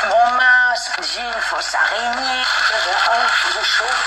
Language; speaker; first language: French; native; French